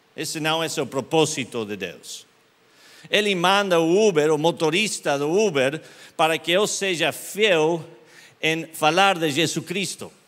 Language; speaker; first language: Portuguese; non-native, learner; English